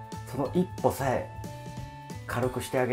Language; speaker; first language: Japanese; native; Japanese